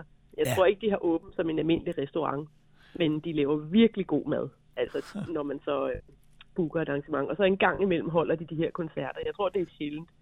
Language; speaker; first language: Danish; native; Danish